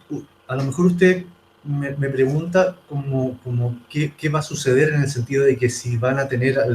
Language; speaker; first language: Spanish; native; Spanish